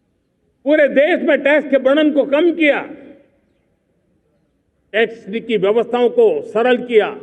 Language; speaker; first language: Hindi; non-native, local second language; Gujarati